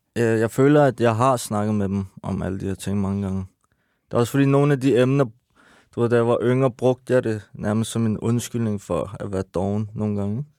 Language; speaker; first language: Danish; early bilingual, other home language; Persian